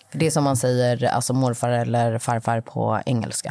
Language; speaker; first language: Swedish; native; Swedish